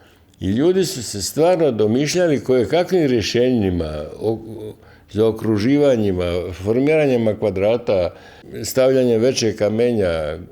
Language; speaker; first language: Croatian; native; Croatian